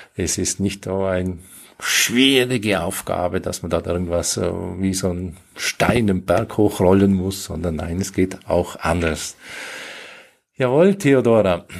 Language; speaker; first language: German; native; German